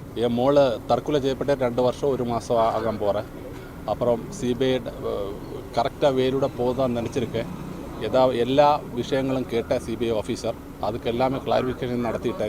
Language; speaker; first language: Tamil; non-native, learner; Malayalam